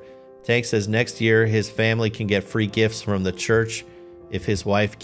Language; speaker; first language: English; native; English